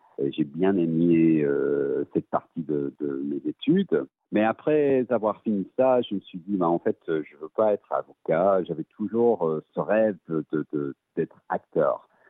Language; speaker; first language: French; early bilingual, heritage; English